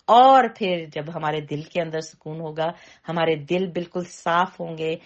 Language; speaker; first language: Urdu; native; Urdu